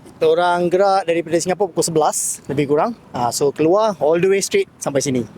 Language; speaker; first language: Malay; native; Malay